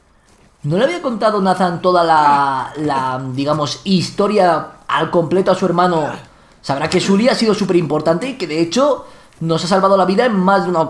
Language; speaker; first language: Spanish; native; Spanish